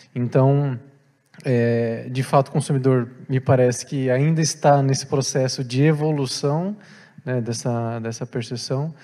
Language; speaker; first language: Portuguese; native; Portuguese